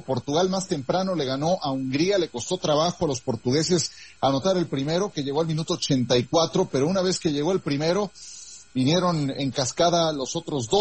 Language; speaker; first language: Spanish; native; Spanish